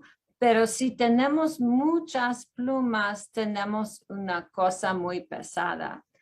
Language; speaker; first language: Spanish; non-native, fluent; English